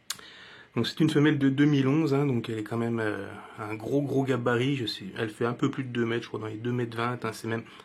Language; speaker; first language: French; native; French